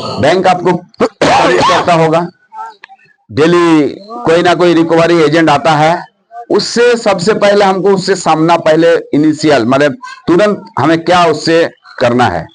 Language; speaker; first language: Hindi; non-native, local second language; Bangla